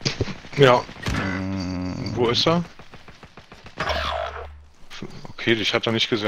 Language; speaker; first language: German; native; German